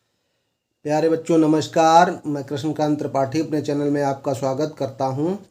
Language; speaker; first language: Hindi; native; Hindi